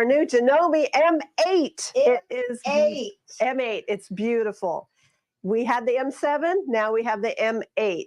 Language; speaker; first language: English; native; English